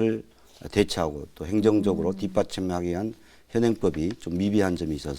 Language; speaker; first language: Korean; native; Korean